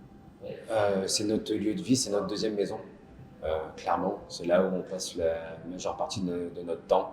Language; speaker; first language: French; native; French